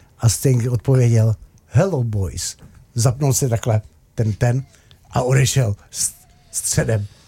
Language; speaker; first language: Czech; native; Czech